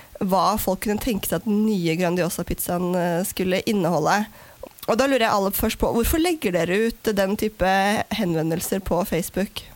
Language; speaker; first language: Norwegian; native; Norwegian